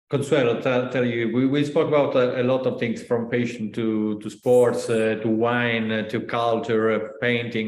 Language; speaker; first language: English; non-native, learner; Italian